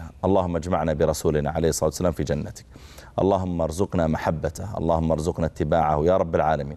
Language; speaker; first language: Arabic; native; Arabic